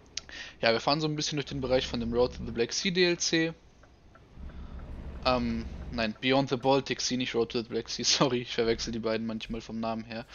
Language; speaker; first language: German; native; German